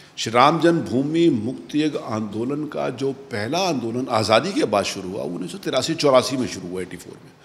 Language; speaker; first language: Hindi; native; Hindi